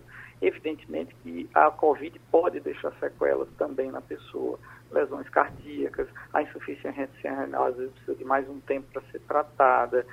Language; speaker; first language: Portuguese; native; Portuguese